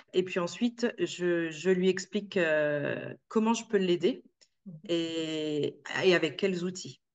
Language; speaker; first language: French; native; French